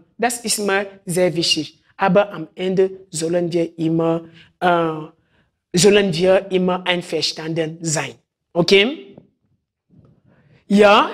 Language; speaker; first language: German; non-native, fluent; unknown